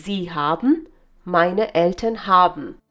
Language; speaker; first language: German; non-native, fluent; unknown